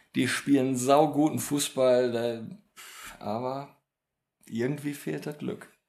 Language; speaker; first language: German; native; German